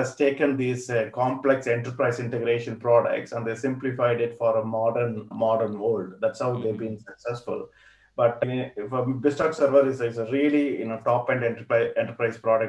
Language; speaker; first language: English; non-native, local second language; Tamil